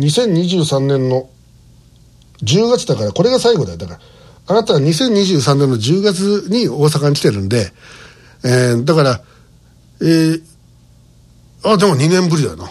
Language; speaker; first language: Japanese; native; Japanese